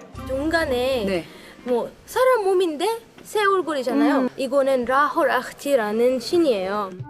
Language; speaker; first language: Korean; non-native, fluent; Arabic